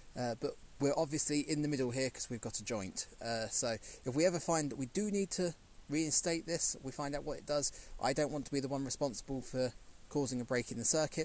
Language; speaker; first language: English; native; English